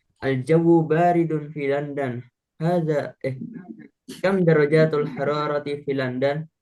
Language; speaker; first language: Arabic; non-native, learner; Indonesian